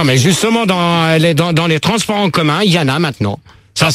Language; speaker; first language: French; native; French